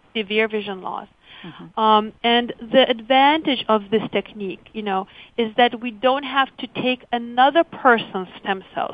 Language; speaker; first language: English; early bilingual, other home language; Lithuanian